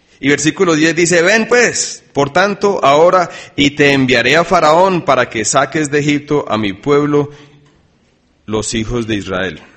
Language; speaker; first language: Spanish; early bilingual, other home language; English